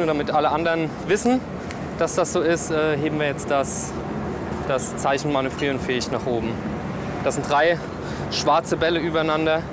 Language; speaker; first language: German; native; German